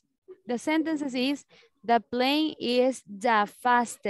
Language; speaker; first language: English; non-native, learner; Spanish